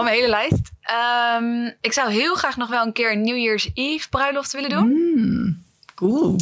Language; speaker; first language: Dutch; native; Dutch